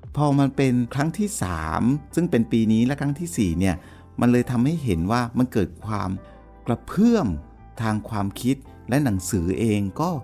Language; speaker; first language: Thai; native; Thai